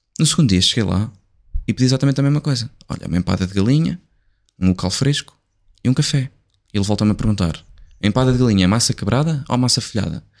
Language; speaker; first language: Portuguese; native; Portuguese